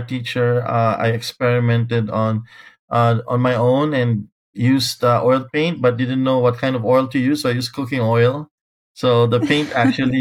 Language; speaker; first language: English; non-native, local second language; Filipino